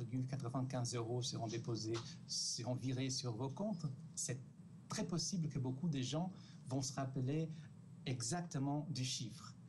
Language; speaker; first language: French; non-native, fluent; Portuguese